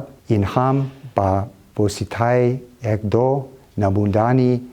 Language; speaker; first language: Tajik; non-native, fluent; English